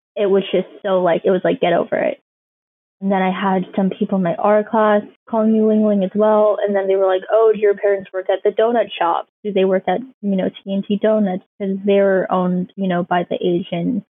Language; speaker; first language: English; native; English